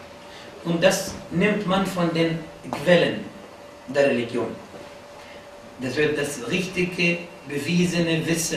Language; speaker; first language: German; non-native, fluent; Arabic